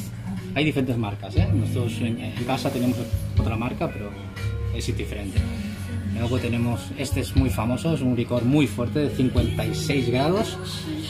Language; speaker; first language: Spanish; non-native, fluent; Chinese